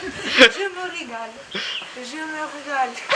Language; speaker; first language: French; non-native, learner; Ukrainian